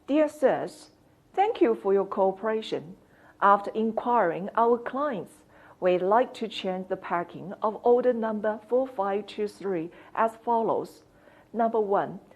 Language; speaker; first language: English; non-native, fluent; Chinese